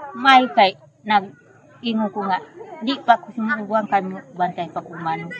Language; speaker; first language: Cebuano; non-native, local second language; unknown